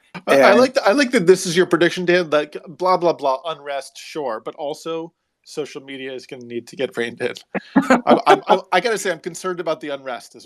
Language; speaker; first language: English; native; English